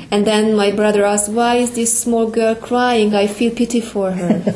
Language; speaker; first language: English; non-native, fluent; Hungarian